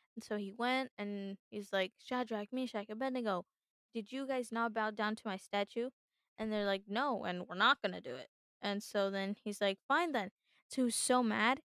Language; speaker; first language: English; native; English